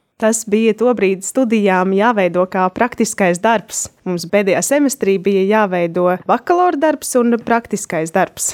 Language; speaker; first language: Latvian; native; Latvian